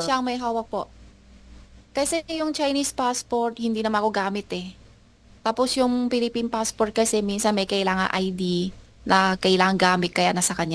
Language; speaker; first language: Filipino; non-native, learner; Chinese